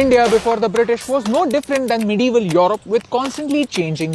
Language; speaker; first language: English; non-native, local second language; Hindi